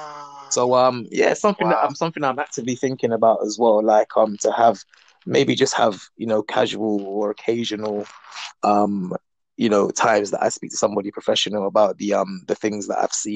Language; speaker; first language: English; native; English